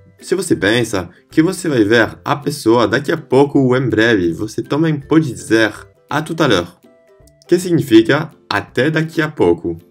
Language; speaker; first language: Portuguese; non-native, fluent; French